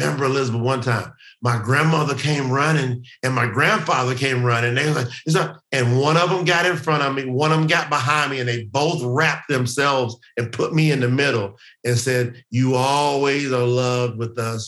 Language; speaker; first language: English; native; English